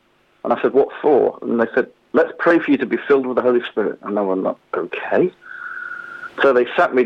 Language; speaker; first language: English; native; English